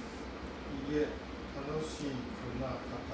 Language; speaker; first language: Japanese; non-native, learner; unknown